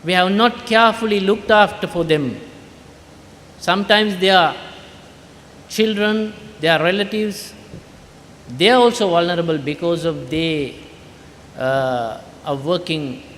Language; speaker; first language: English; non-native, local second language; Sinhala